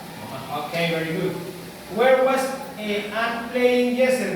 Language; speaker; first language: English; non-native, learner; Spanish